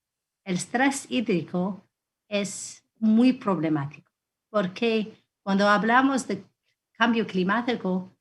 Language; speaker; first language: Spanish; non-native, fluent; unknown